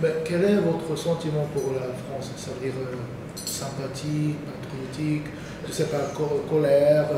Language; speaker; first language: French; non-native, learner; Japanese